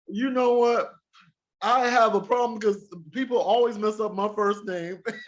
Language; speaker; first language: English; native; English